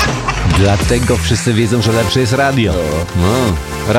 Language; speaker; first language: Polish; native; Polish